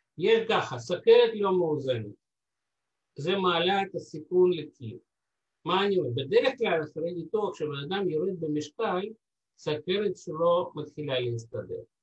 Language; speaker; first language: Hebrew; non-native, fluent; Russian